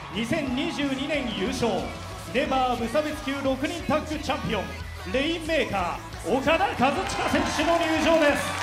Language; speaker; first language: Japanese; native; Japanese